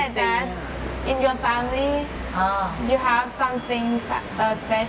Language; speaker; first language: English; non-native, learner; Thai